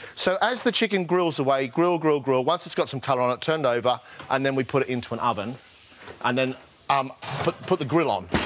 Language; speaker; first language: English; native; English